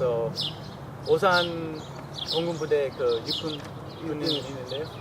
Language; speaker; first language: Korean; non-native, learner; English